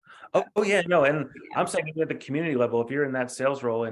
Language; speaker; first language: English; native; English